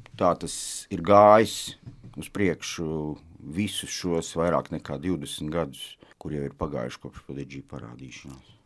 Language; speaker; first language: Latvian; native; Latvian